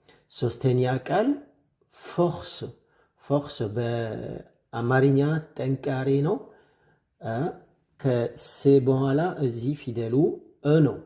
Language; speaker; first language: Amharic; non-native, fluent; French